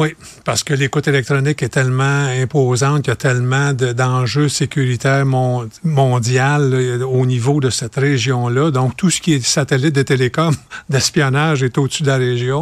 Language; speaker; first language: French; native; French